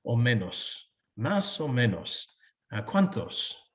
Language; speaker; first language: Spanish; non-native, fluent; English